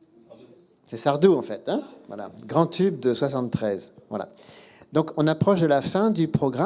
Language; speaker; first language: French; native; French